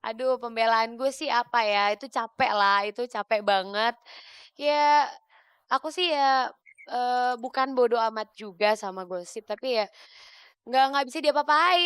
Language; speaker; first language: Indonesian; native; Indonesian